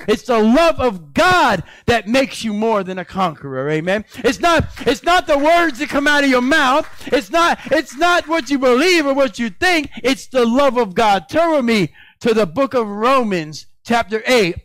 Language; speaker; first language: English; native; English